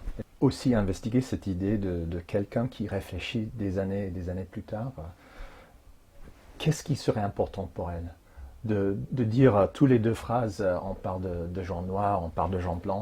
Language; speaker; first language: French; non-native, fluent; English